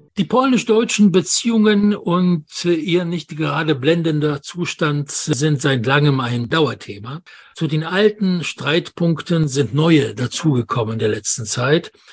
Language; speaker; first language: German; non-native, fluent; Polish